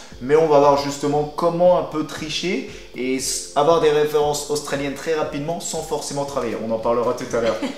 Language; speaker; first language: French; native; French